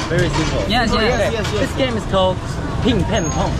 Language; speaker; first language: English; non-native, learner; Korean